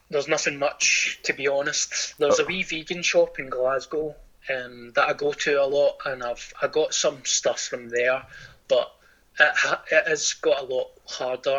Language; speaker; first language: English; native; English